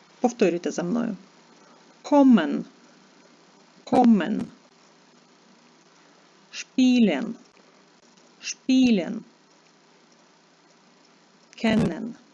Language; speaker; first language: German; non-native, fluent; Ukrainian